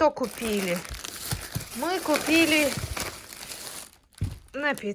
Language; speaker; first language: Russian; non-native, fluent; Tajik